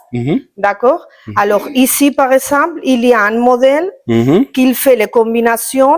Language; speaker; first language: French; non-native, learner; Spanish